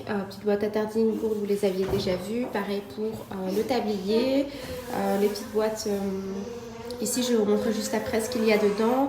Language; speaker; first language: French; native; French